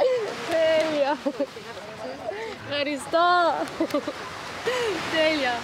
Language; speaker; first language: Greek; non-native, fluent; German